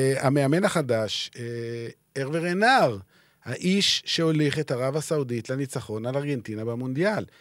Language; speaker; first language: Hebrew; native; Hebrew